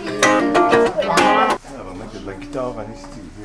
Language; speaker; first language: French; native; French